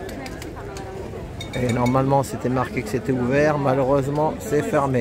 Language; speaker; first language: French; native; French